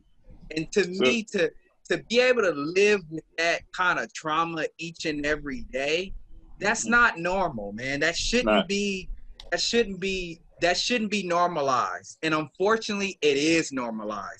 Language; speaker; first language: English; native; English